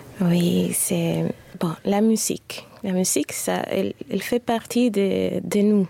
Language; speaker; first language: French; non-native, fluent; Spanish